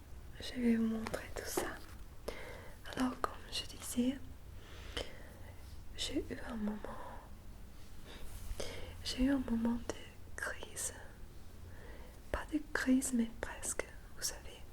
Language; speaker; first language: French; non-native, fluent; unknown